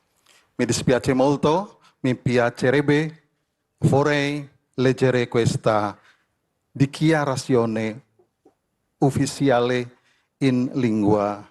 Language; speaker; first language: Italian; non-native, learner; Indonesian